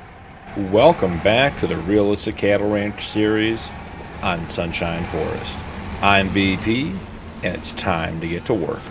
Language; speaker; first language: English; native; English